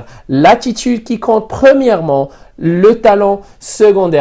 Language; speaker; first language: French; non-native, fluent; Spanish